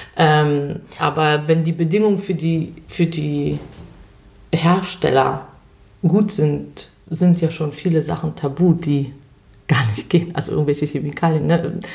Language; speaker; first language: German; native; German